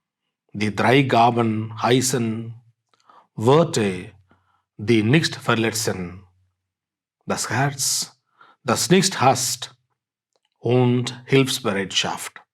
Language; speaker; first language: German; non-native, fluent; Tamil